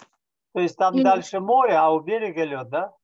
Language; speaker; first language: Russian; native; Russian